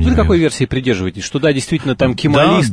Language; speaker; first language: Russian; native; Russian